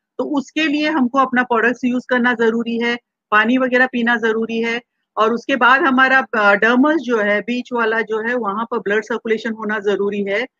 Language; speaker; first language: Hindi; non-native, local second language; Marathi